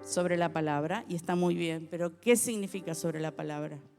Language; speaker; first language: Spanish; native; Spanish